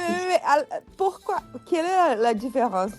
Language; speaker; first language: French; non-native, learner; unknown